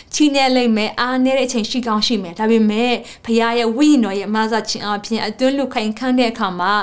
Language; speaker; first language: Burmese; native; Burmese